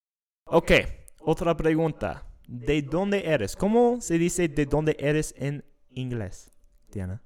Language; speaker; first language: Spanish; non-native, fluent; English